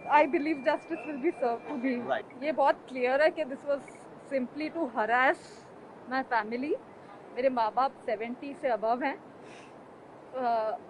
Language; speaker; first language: Hindi; native; Hindi